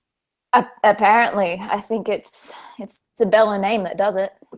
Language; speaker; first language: English; native; English